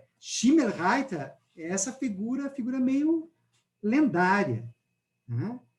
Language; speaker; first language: Portuguese; native; Portuguese